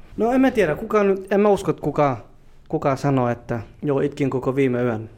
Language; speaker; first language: Finnish; early bilingual, other home language; Somali